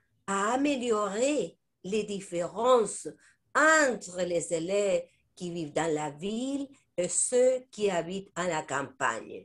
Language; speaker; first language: French; non-native, fluent; Spanish